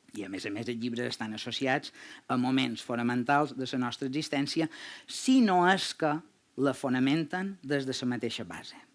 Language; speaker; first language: Catalan; native; Catalan